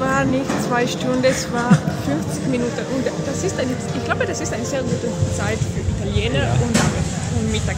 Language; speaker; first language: German; non-native, fluent; Italian